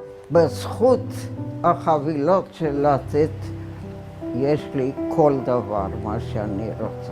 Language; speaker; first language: Hebrew; non-native, fluent; Romanian